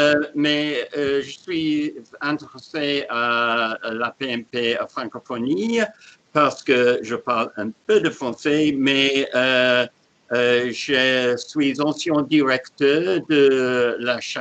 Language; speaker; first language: French; non-native, learner; English